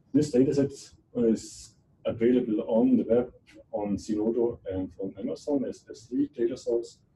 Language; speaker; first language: English; non-native, fluent; German